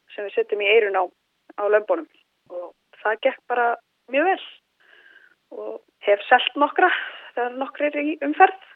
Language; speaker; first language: Icelandic; native; Icelandic